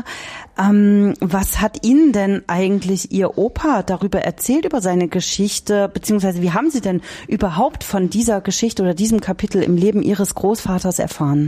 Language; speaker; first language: German; native; German